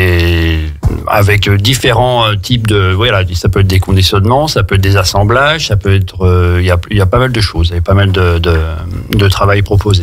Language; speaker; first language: French; native; French